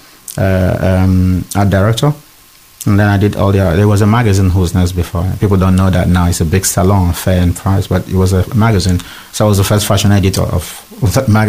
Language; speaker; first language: English; non-native, local second language; Igbo